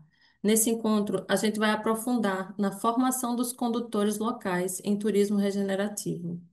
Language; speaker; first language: Portuguese; native; Portuguese